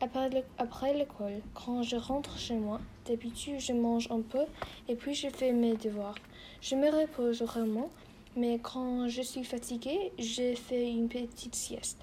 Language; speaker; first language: French; non-native, learner; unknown